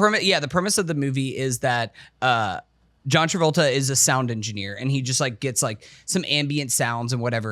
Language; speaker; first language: English; native; English